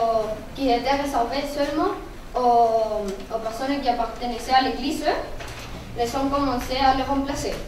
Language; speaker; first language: French; non-native, learner; Spanish